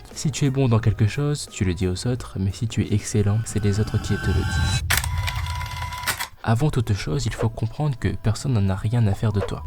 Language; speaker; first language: French; native; French